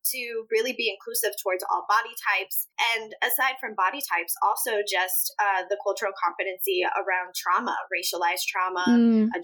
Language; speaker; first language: English; early bilingual, other home language; Spanish